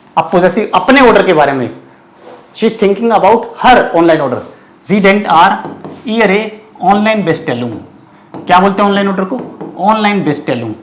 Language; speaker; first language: Hindi; native; Hindi